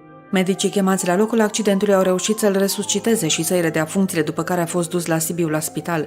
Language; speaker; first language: Romanian; native; Romanian